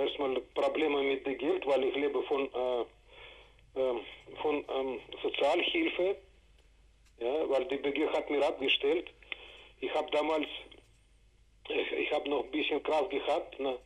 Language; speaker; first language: German; non-native, fluent; Russian